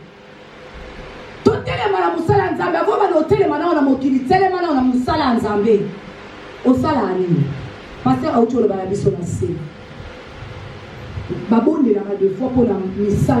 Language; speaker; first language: Lingala; native; Lingala